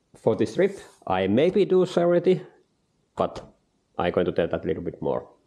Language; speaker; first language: English; non-native, learner; Finnish